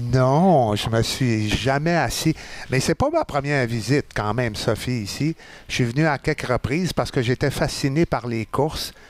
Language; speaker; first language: French; native; French